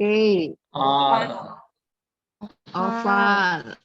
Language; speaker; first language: English; non-native, fluent; Indonesian